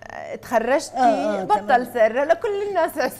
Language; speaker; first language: Arabic; native; Arabic